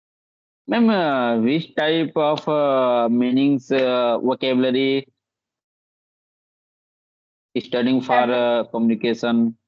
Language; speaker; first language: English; non-native, learner; Hindi